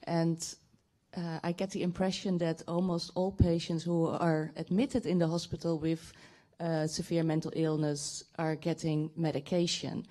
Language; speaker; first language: English; non-native, fluent; Dutch